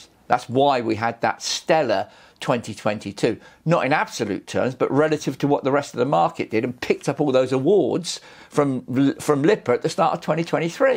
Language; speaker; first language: English; native; English